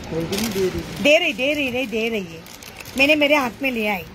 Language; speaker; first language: Hindi; non-native, local second language; Marathi